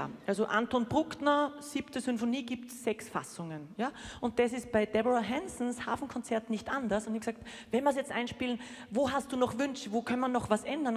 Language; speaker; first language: German; native; German